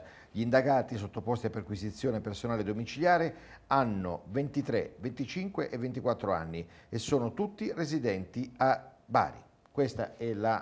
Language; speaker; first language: Italian; native; Italian